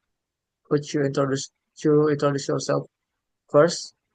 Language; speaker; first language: English; non-native, learner; Indonesian